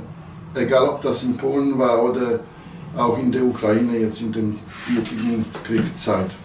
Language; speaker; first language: German; non-native, local second language; Polish